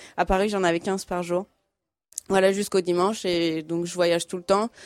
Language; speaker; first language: French; native; French